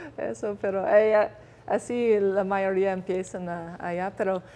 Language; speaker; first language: Spanish; non-native, fluent; English